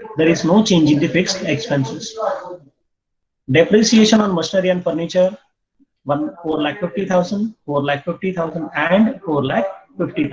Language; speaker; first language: English; non-native, local second language; Marathi